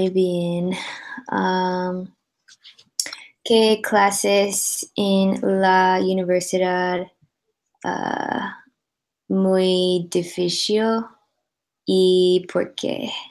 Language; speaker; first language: Spanish; non-native, learner; English